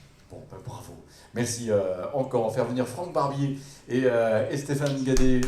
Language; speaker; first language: French; native; French